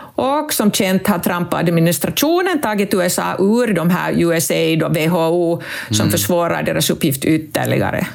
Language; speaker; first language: Swedish; non-native, local second language; Finnish